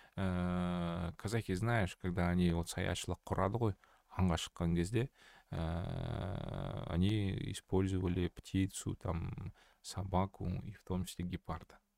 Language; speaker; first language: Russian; non-native, local second language; Kazakh